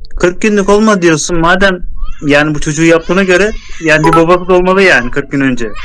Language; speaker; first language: Turkish; native; Turkish